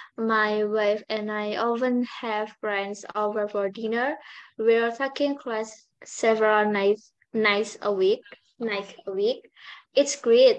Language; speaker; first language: English; non-native, learner; Indonesian